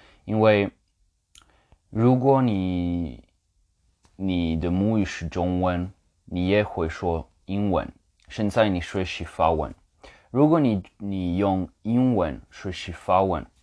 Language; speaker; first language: Chinese; non-native, learner; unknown